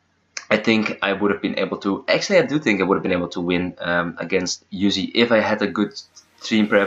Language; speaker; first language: English; non-native, fluent; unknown